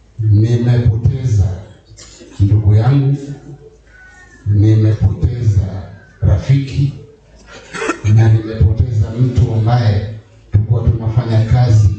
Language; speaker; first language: Swahili; native; Swahili